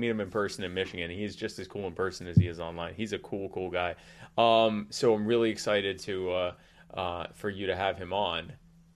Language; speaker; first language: English; native; English